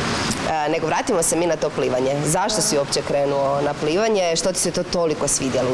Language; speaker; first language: Croatian; native; Croatian